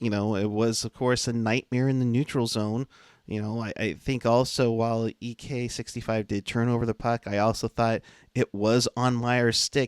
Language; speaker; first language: English; native; English